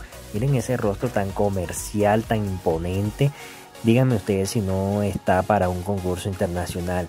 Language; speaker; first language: Spanish; native; Spanish